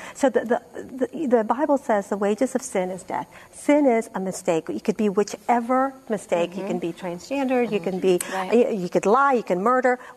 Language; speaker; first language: English; non-native, fluent; Spanish